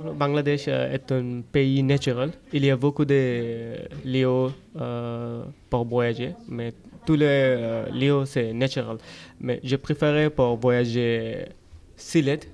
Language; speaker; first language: French; non-native, learner; Bangla